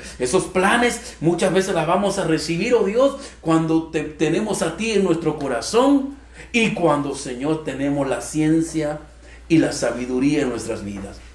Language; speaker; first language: Spanish; native; Spanish